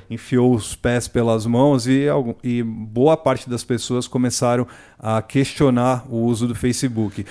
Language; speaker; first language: Portuguese; native; Portuguese